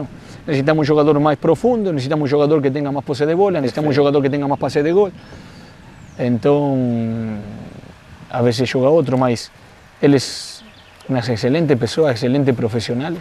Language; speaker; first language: Portuguese; non-native, fluent; Spanish